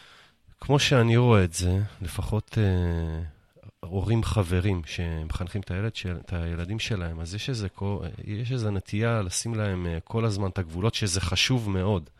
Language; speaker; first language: Hebrew; native; Hebrew